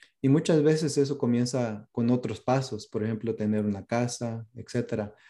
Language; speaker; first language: Spanish; early bilingual, heritage; Spanish